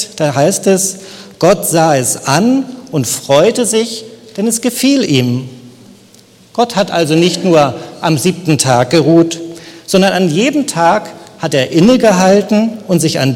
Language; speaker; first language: German; native; German